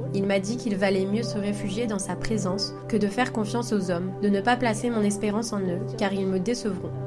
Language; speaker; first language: French; non-native, fluent; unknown